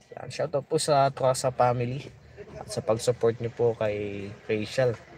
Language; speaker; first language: Filipino; native; Filipino